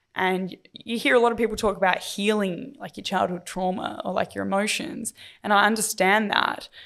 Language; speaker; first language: English; native; English